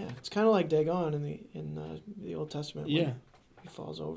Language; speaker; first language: English; native; English